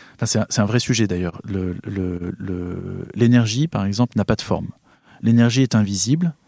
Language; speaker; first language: French; native; French